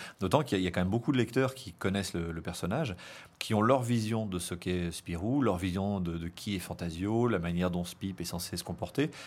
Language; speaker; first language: French; native; French